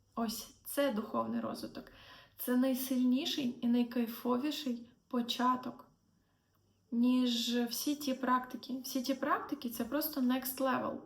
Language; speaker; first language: Ukrainian; non-native, local second language; Russian